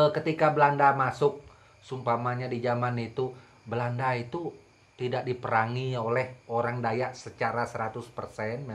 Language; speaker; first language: Indonesian; non-native, local second language; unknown